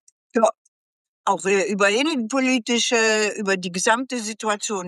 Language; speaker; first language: German; native; German